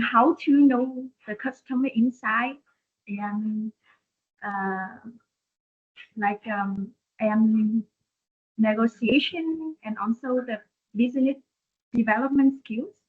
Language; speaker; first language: English; non-native, fluent; Vietnamese